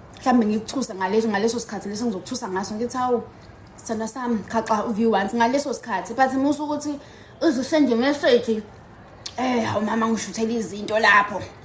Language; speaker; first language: Zulu; native; Zulu